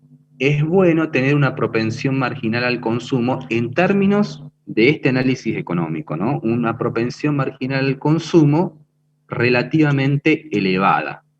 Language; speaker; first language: Spanish; native; Spanish